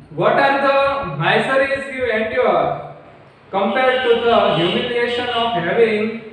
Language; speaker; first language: English; non-native, local second language; Gujarati